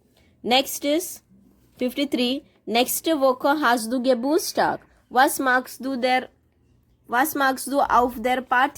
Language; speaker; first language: German; non-native, fluent; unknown